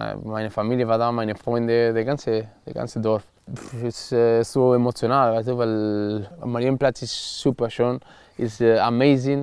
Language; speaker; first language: German; non-native, learner; Spanish